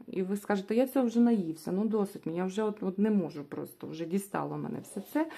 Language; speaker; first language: Ukrainian; non-native, local second language; Russian